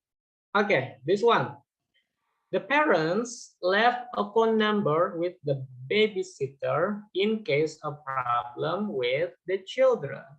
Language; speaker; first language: English; non-native, fluent; Indonesian